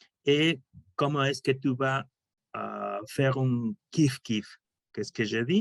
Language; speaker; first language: French; non-native, learner; Spanish